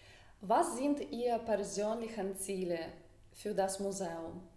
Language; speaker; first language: German; non-native, fluent; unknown